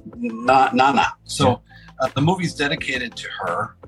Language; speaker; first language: English; early bilingual, other home language; Spanish